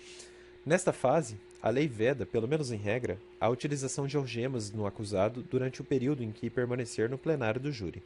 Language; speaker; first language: Portuguese; native; Portuguese